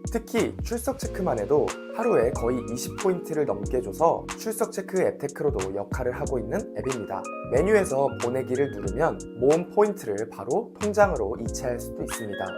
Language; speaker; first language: Korean; native; Korean